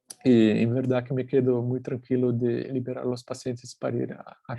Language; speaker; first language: Spanish; non-native, fluent; Portuguese